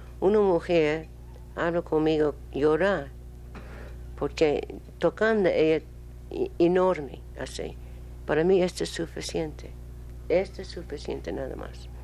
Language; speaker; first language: Spanish; non-native, learner; English